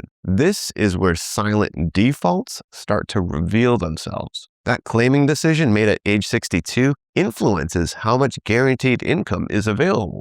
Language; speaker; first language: English; native; English